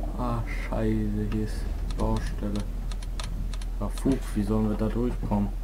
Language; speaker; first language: German; native; German